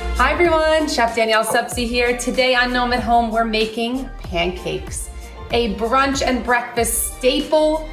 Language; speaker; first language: English; native; English